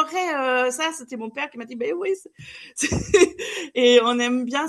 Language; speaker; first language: French; non-native, fluent; German